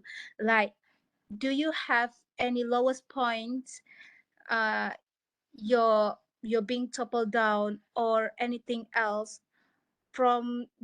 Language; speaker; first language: English; non-native, local second language; Malay